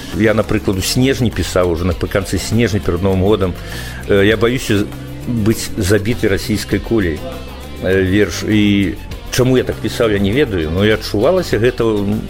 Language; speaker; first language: Russian; non-native, local second language; Belarusian